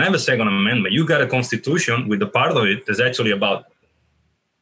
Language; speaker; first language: English; non-native, fluent; Italian